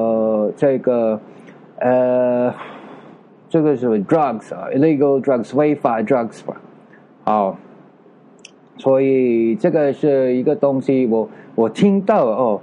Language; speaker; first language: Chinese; non-native, learner; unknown